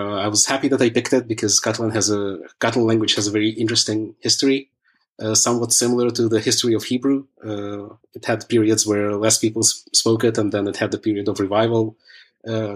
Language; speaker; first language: English; early bilingual, other home language; Russian